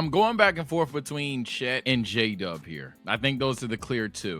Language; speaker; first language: English; native; English